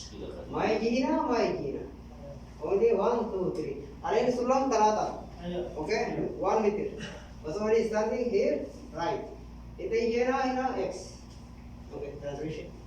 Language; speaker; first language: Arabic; non-native, learner; Hindi